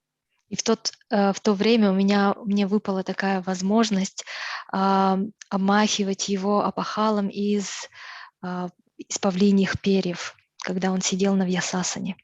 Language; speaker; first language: Russian; native; Russian